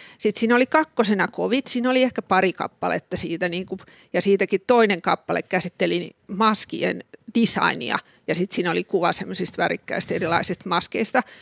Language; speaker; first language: Finnish; native; Finnish